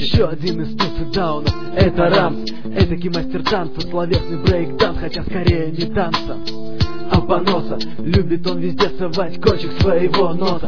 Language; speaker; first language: Russian; native; Russian